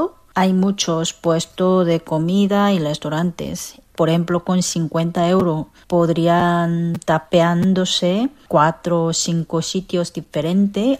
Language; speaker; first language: Spanish; non-native, fluent; Korean